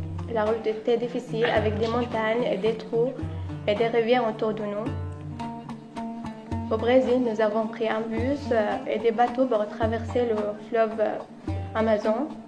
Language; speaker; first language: French; non-native, learner; Arabic